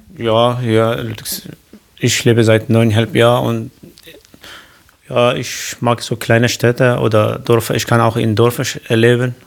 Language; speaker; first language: German; non-native, learner; Kurdish